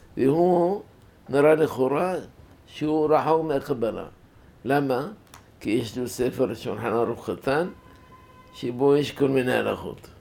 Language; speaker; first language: Hebrew; non-native, fluent; Arabic